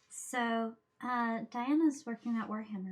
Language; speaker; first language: English; native; English